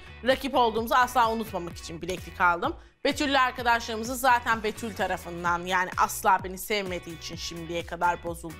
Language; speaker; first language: Turkish; native; Turkish